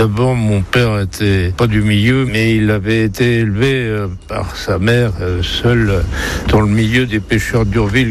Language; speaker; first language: French; native; French